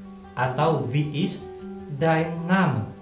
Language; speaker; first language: German; non-native, fluent; Indonesian